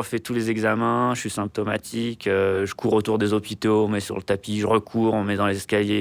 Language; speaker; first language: French; native; French